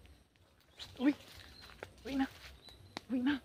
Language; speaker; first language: Filipino; native; Filipino